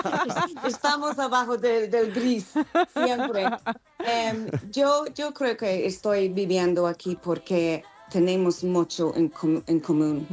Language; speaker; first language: Spanish; non-native, fluent; English